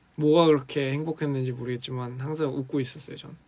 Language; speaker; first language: Korean; early bilingual, other home language; English